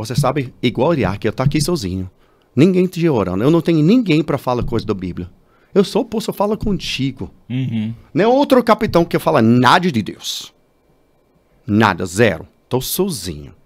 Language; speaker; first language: Portuguese; non-native, learner; English